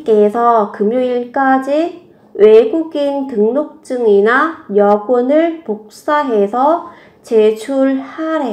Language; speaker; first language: Korean; non-native, fluent; Vietnamese